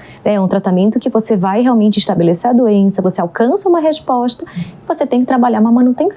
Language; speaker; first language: Portuguese; native; Portuguese